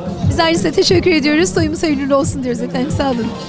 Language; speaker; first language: Turkish; native; Turkish